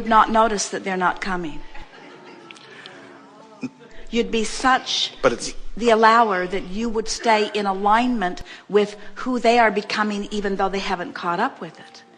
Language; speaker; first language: English; native; English